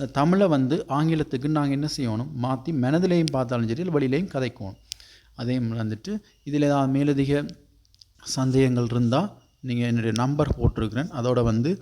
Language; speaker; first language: Tamil; native; Tamil